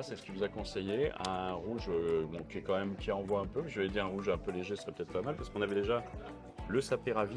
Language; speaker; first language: French; native; French